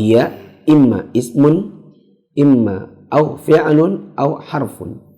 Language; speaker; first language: Arabic; non-native, fluent; Indonesian